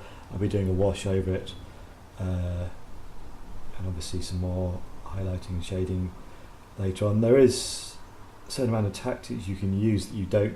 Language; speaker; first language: English; native; English